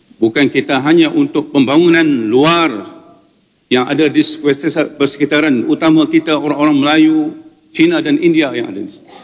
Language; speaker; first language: Malay; native; Malay